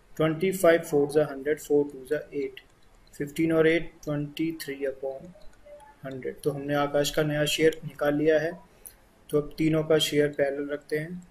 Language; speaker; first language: Hindi; native; Hindi